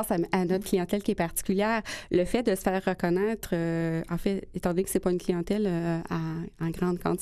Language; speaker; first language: French; native; French